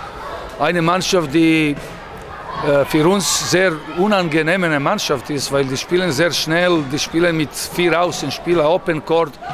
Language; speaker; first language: German; non-native, fluent; Serbian